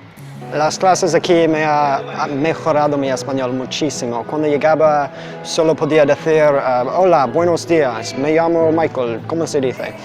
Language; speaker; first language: Spanish; non-native, learner; English